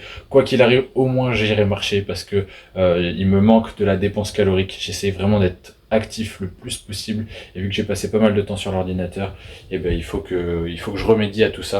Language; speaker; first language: French; native; French